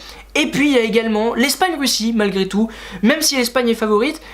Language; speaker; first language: French; native; French